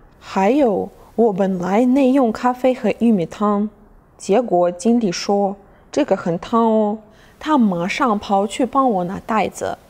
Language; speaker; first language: Chinese; non-native, learner; Russian